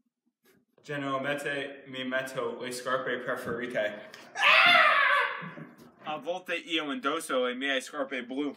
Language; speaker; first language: Italian; non-native, learner; English